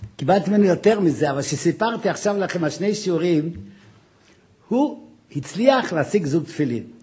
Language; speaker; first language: Hebrew; non-native, fluent; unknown